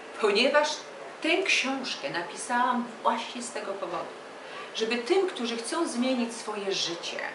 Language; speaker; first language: Polish; native; Polish